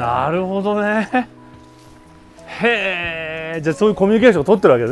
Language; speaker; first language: Japanese; native; Japanese